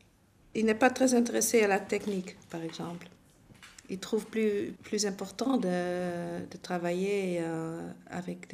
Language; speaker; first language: French; non-native, fluent; Dutch